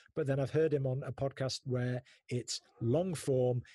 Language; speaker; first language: English; native; English